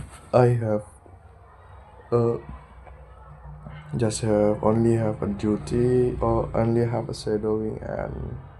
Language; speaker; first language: English; non-native, learner; Indonesian